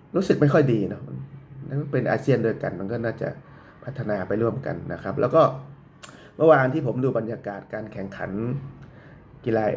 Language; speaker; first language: Thai; native; Thai